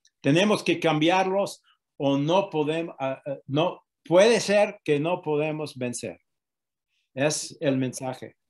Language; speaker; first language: Spanish; non-native, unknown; English